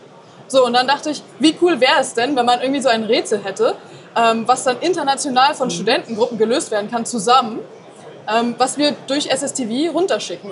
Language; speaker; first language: German; native; German